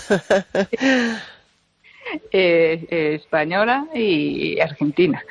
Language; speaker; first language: Spanish; non-native, fluent; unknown